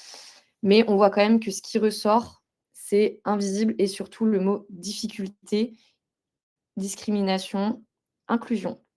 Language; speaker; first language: French; native; French